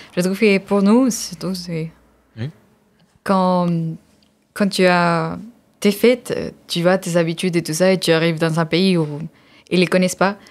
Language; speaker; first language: French; non-native, fluent; Spanish